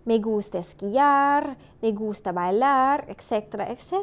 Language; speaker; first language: Spanish; non-native, fluent; English